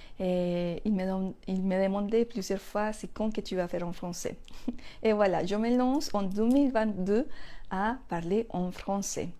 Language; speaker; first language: French; non-native, fluent; Spanish